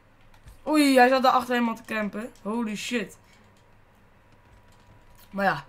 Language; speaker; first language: Dutch; native; Dutch